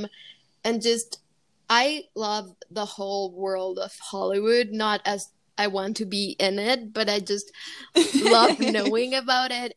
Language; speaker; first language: English; non-native, fluent; Spanish